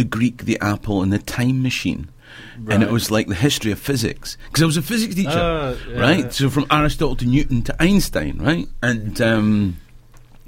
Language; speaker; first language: English; native; English